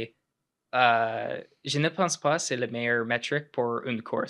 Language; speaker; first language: French; non-native, local second language; English